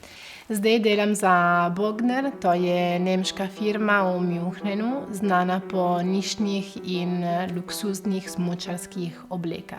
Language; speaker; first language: Slovenian; non-native, fluent; Russian